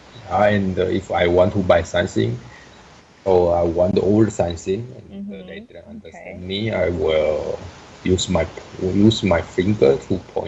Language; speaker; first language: English; non-native, learner; Chinese